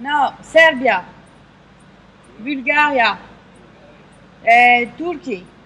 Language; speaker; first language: English; non-native, learner; French